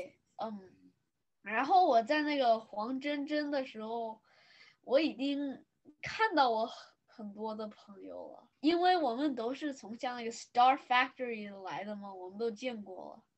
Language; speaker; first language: Chinese; early bilingual, other home language; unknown